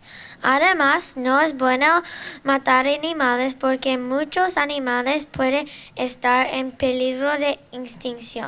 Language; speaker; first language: Spanish; non-native, learner; English